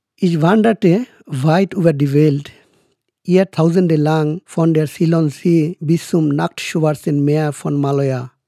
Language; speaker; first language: German; non-native, fluent; Bangla